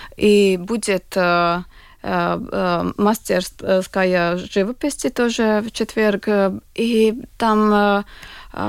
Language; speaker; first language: Russian; non-native, local second language; Latvian